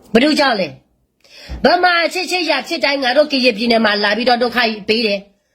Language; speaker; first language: Burmese; non-native, local second language; S'gaw Karen